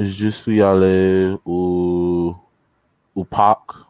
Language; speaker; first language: French; non-native, learner; English